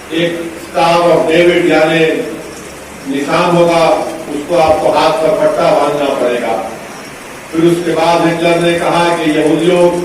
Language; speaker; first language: Urdu; native; Urdu